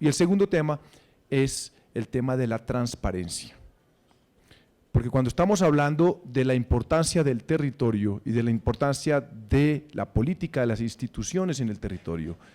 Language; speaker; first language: Spanish; native; Spanish